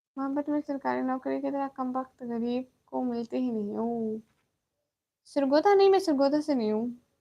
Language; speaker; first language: Urdu; non-native, local second language; Punjabi